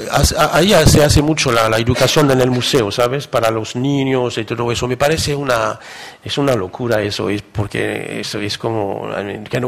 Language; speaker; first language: Spanish; non-native, fluent; French